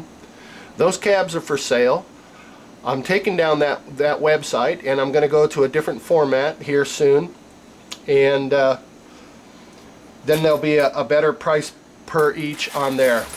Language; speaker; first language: English; native; English